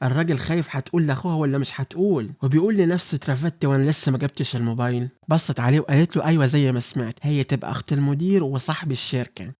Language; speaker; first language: Arabic; native; Arabic